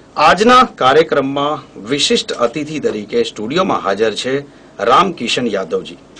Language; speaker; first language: Gujarati; native; Gujarati